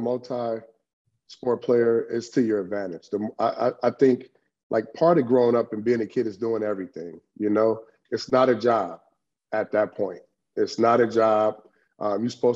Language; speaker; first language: English; native; English